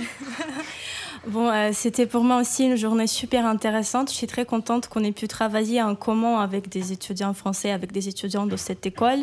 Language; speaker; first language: French; non-native, fluent; Ukrainian